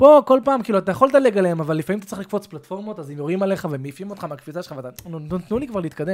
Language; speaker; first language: Hebrew; native; Hebrew